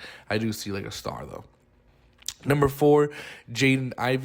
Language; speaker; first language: English; native; English